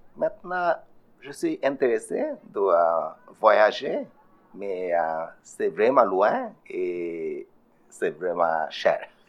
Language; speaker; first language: French; non-native, learner; Bangla